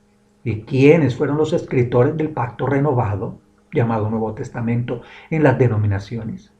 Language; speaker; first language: Spanish; native; Spanish